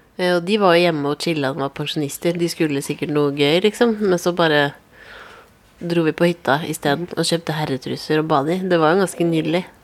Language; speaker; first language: Norwegian; native; Norwegian